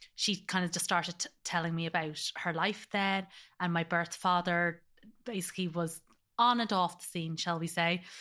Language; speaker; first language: English; native; English